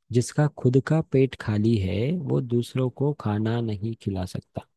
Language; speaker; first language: Hindi; non-native, local second language; Marathi